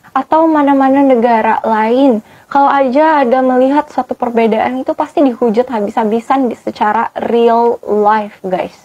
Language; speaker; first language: Malay; native; Malay